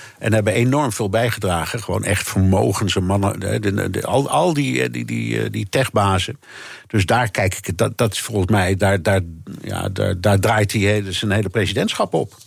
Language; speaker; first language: Dutch; native; Dutch